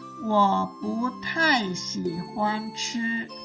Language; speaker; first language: Chinese; non-native, fluent; Indonesian